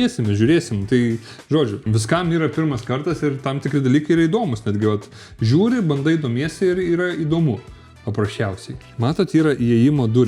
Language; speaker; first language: Lithuanian; native; Lithuanian